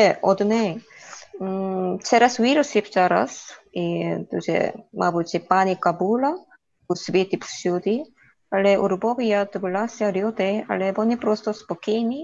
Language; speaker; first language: Ukrainian; non-native, learner; Korean